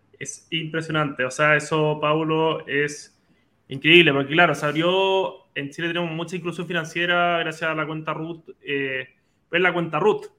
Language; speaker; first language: Spanish; native; Spanish